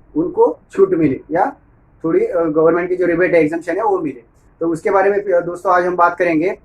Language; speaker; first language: Hindi; non-native, local second language; Marathi